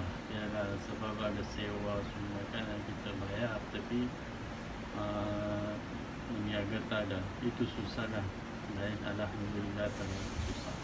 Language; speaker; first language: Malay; non-native, learner; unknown